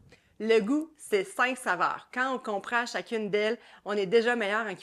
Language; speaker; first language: French; native; French